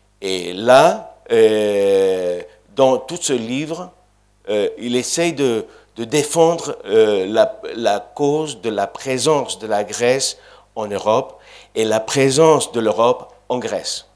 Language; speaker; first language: French; non-native, fluent; Greek